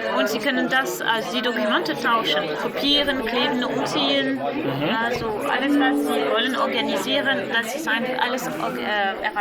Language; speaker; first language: German; non-native, learner; French